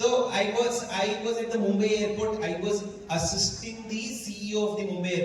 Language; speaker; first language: English; non-native, local second language; Hindi